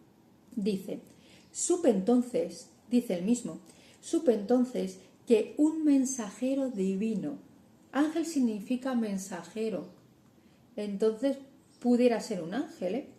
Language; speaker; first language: Spanish; native; Spanish